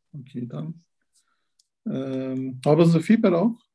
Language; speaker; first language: German; non-native, learner; Turkish